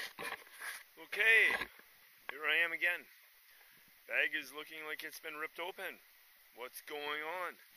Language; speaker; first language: English; native; English